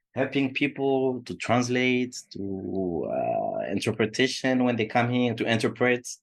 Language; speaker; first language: English; non-native, fluent; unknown